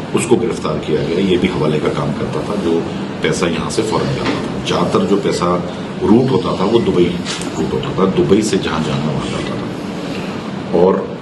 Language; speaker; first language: Hindi; non-native, local second language; Punjabi